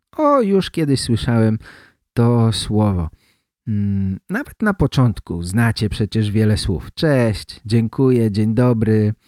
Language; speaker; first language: Polish; native; Polish